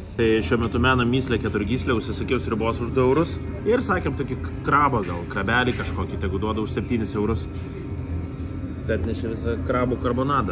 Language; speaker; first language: Lithuanian; native; Lithuanian